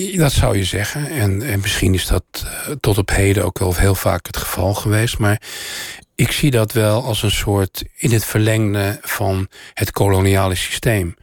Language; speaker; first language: Dutch; native; Dutch